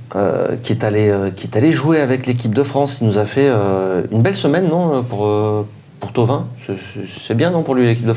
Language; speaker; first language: French; native; French